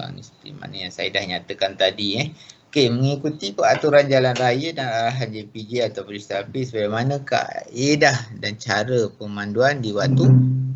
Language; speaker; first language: Malay; native; Malay